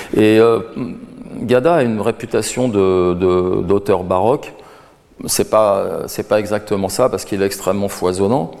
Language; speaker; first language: French; native; French